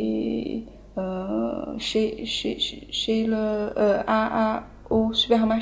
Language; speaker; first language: French; non-native, learner; Chinese